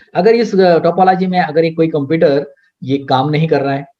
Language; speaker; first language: Hindi; non-native, local second language; Marathi